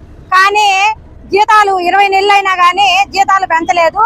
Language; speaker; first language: Telugu; native; Telugu